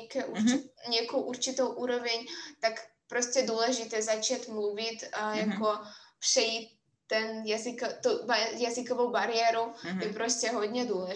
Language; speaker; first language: Czech; non-native, fluent; Russian